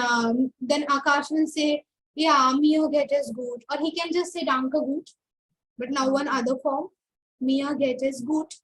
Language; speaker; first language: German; non-native, fluent; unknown